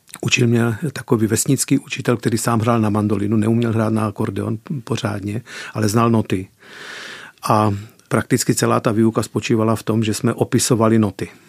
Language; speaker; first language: Czech; early bilingual, heritage; Czech